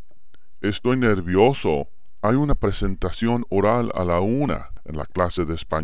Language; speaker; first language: Spanish; non-native, learner; English